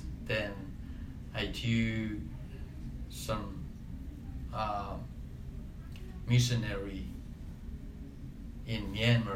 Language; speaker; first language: English; non-native, learner; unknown